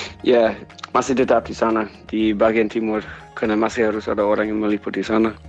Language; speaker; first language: Indonesian; non-native, fluent; English